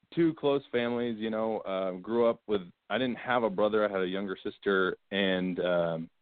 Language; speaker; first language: English; native; English